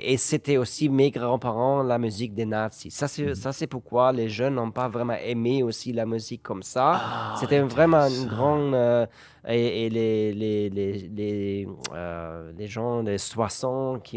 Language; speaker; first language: French; non-native, fluent; German